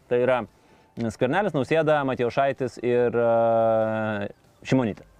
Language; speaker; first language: Lithuanian; native; Lithuanian